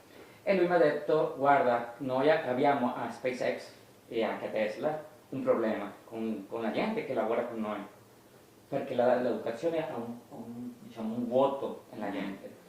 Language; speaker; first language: Italian; non-native, fluent; Spanish